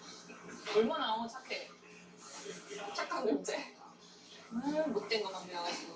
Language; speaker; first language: Korean; native; Korean